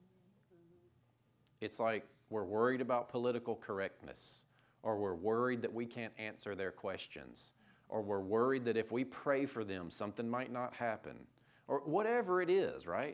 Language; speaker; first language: English; native; English